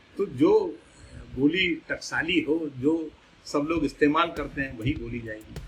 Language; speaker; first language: Hindi; native; Hindi